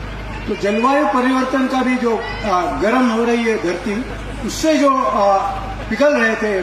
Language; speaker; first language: Hindi; native; Hindi